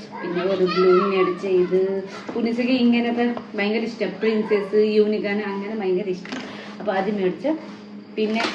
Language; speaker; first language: Malayalam; non-native, learner; Nepali